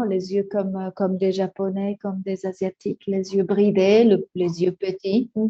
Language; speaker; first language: French; non-native, fluent; Spanish